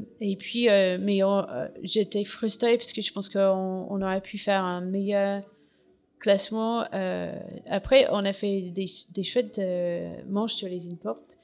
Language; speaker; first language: French; non-native, fluent; English